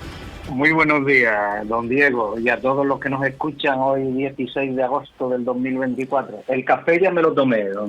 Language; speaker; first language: Spanish; native; Spanish